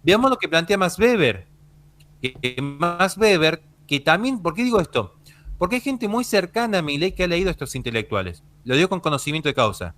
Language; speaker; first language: Spanish; native; Spanish